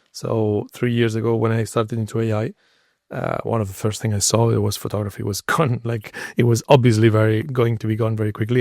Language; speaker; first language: English; non-native, fluent; Spanish